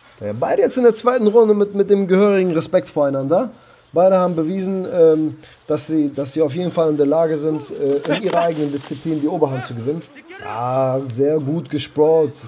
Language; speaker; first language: German; early bilingual, other home language; Armenian